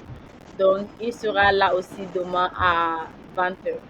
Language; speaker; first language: French; non-native, learner; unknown